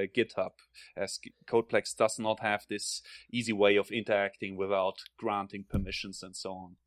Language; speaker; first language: English; non-native, fluent; German